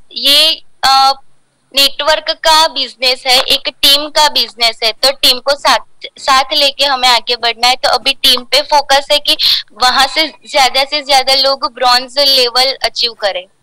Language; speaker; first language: Hindi; non-native, local second language; Gujarati